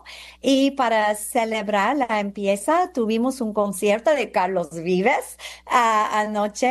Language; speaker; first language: Spanish; non-native, fluent; English